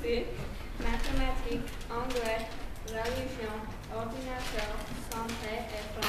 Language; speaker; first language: French; non-native, learner; English